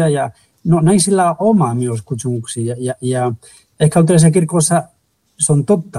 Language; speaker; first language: Finnish; non-native, fluent; Spanish